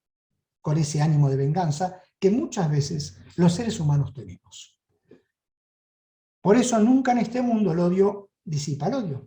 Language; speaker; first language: Spanish; native; Spanish